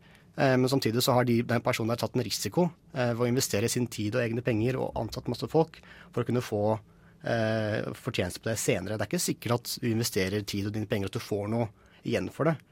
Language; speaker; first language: Norwegian; native; Norwegian